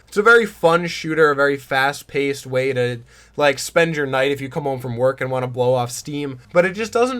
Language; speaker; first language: English; native; English